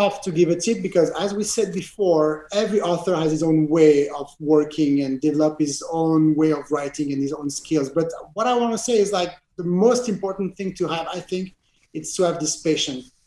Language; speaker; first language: English; non-native, fluent; French